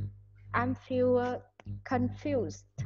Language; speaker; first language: English; non-native, learner; Vietnamese